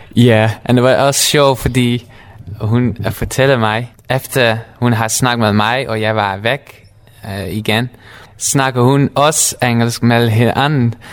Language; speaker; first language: Danish; non-native, learner; Dutch